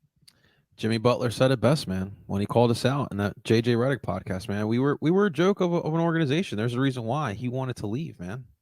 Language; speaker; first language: English; native; English